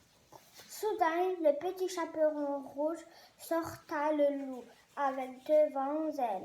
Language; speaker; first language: French; non-native, learner; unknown